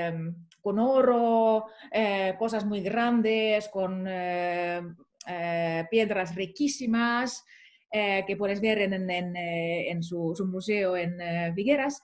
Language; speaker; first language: Spanish; non-native, learner; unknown